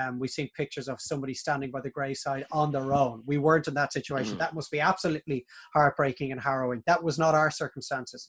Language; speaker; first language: English; native; English